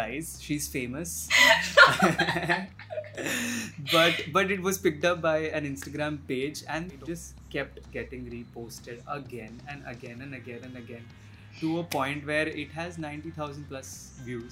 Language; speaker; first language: English; non-native, local second language; Hindi